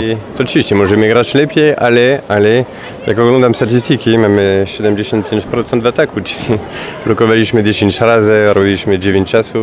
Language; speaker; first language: Polish; non-native, fluent; French